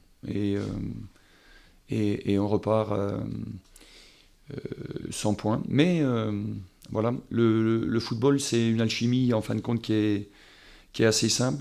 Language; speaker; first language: French; native; French